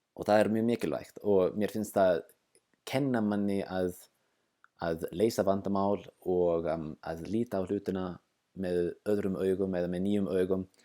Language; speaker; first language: Icelandic; non-native, fluent; English